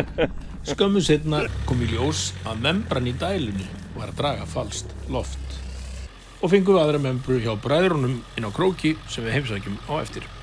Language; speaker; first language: Icelandic; native; Icelandic